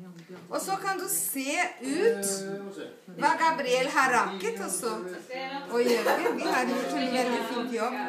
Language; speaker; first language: Norwegian; non-native, fluent; Portuguese